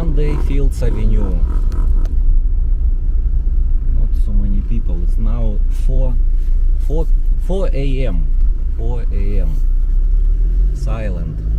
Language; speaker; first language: English; non-native, learner; Russian